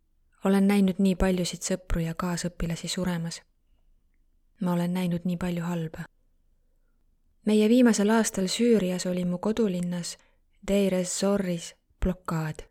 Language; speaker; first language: Estonian; non-native, learner; Arabic